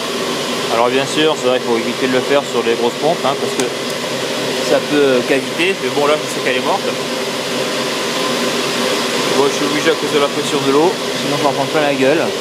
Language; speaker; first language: French; native; French